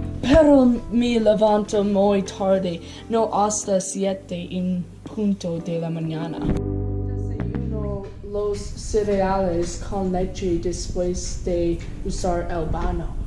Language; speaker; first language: Spanish; non-native, learner; English